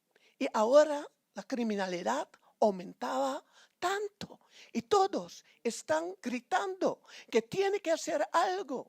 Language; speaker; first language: Spanish; non-native, fluent; Papiamento